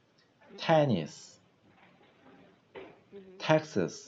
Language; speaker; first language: English; non-native, learner; Korean